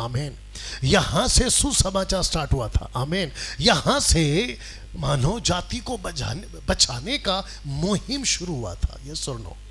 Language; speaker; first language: Hindi; non-native, local second language; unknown